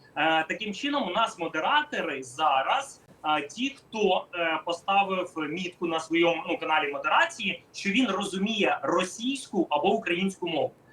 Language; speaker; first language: Ukrainian; non-native, local second language; Russian